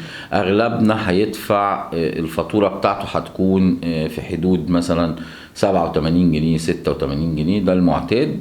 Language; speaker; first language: Arabic; native; Arabic